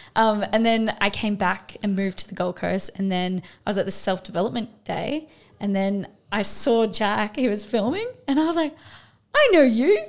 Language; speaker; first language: English; native; English